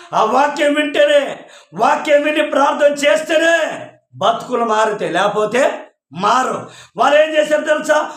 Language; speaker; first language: Telugu; non-native, local second language; Koya